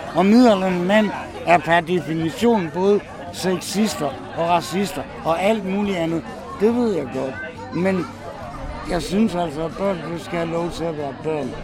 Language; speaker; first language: Danish; native; Danish